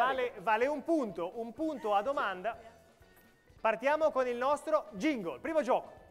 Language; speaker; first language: Italian; native; Italian